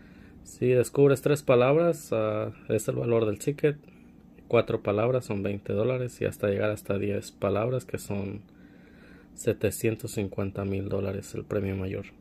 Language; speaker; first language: Spanish; early bilingual, heritage; Spanish